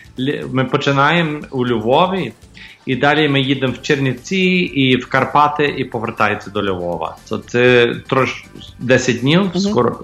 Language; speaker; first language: Ukrainian; early bilingual, heritage; English